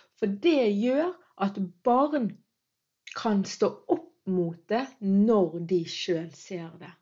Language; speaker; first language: Norwegian; early bilingual, other home language; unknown